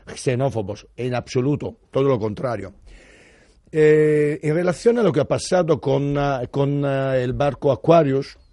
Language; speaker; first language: Spanish; non-native, fluent; Italian